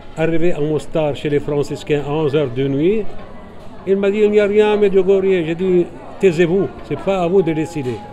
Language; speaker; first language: French; non-native, local second language; Arabic